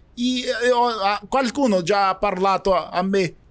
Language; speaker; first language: Italian; non-native, learner; Portuguese